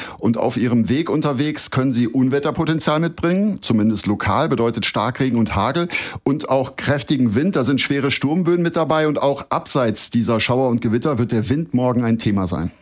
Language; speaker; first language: German; native; German